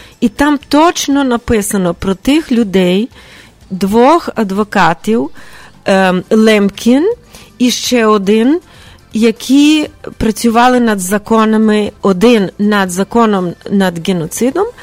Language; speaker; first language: Ukrainian; early bilingual, heritage; Ukrainian